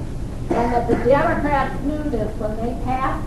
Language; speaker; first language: English; native; English